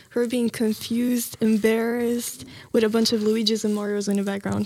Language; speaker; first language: English; non-native, fluent; Norwegian